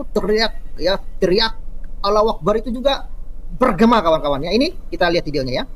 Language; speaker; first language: Indonesian; native; Indonesian